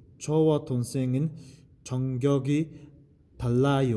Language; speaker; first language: Korean; non-native, fluent; Mongolian